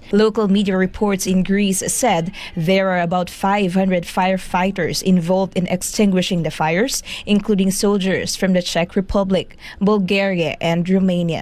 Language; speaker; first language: English; non-native, local second language; Filipino